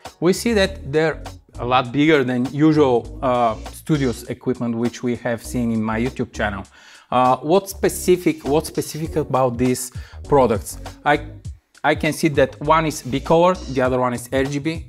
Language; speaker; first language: English; non-native, fluent; Bulgarian